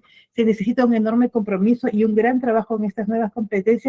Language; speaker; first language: Spanish; native; Spanish